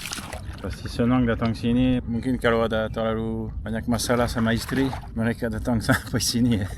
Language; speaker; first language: Indonesian; non-native, fluent; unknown